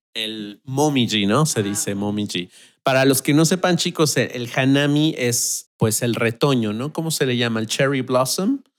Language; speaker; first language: Spanish; native; Spanish